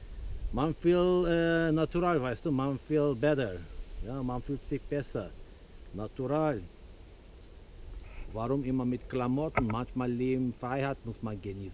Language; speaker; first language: German; non-native, fluent; Turkish